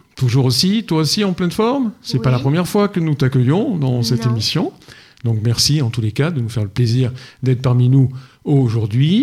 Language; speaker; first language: French; native; French